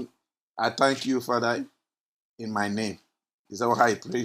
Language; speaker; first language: English; non-native, local second language; Yoruba